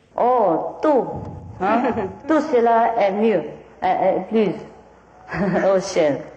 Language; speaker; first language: French; non-native, learner; Vietnamese